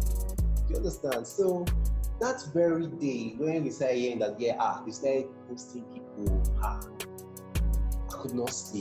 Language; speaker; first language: English; non-native, local second language; Igbo